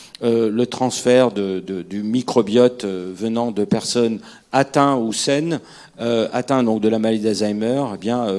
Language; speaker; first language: French; native; French